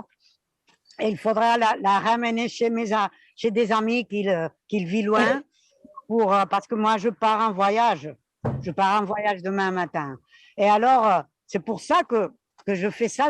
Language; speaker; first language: French; non-native, fluent; Spanish